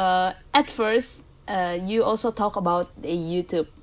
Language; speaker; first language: English; early bilingual, other home language; Indonesian